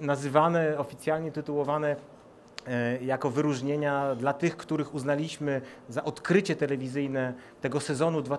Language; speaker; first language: Polish; native; Polish